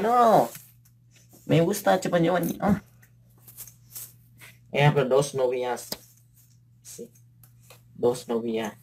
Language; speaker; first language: Spanish; non-native, learner; Vietnamese